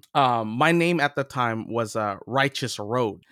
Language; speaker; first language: English; native; English